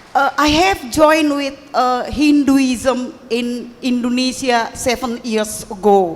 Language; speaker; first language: English; non-native, learner; Indonesian